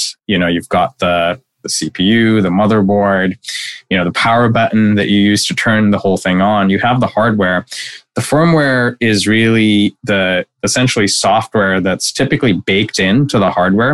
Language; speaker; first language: English; non-native, local second language; Bangla